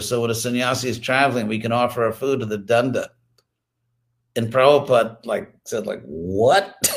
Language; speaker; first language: English; native; English